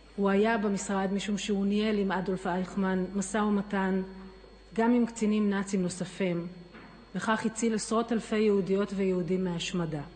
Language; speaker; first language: Hebrew; native; Hebrew